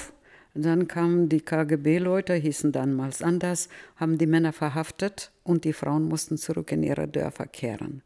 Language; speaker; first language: German; early bilingual, heritage; Russian